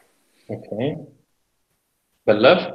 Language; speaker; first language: Arabic; native; Arabic